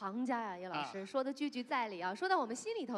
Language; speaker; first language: Chinese; native; Chinese